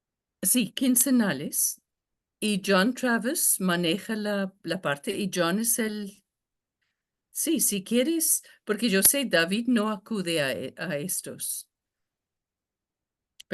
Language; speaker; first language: Spanish; non-native, fluent; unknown